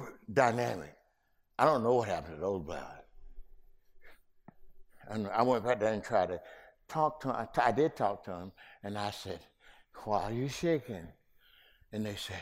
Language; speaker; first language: English; early bilingual, other home language; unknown